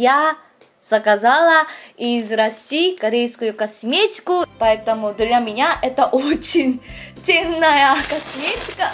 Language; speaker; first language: Russian; non-native, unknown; Korean